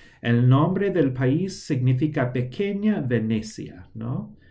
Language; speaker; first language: Spanish; non-native, fluent; English